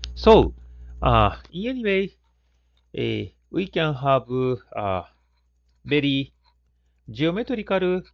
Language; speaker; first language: English; non-native, fluent; Japanese